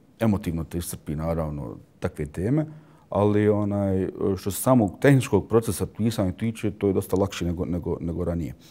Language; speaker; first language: Bosnian; early bilingual, heritage; Bosnian